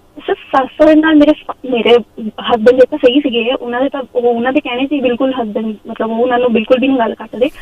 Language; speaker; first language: Punjabi; non-native, local second language; Hindi